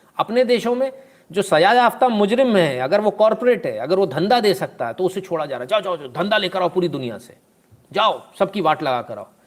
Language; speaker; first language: Hindi; native; Hindi